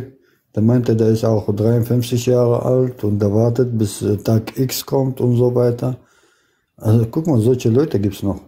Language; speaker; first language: German; non-native, fluent; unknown